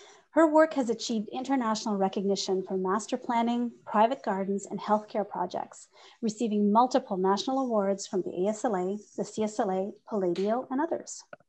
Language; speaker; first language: English; native; English